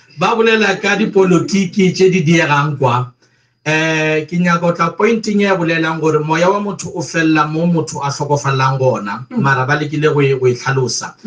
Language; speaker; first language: Northern Sotho; non-native, local second language; Venda